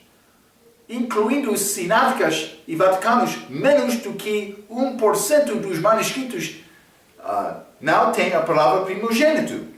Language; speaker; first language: Portuguese; non-native, fluent; English